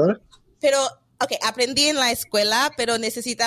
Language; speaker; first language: English; non-native, fluent; French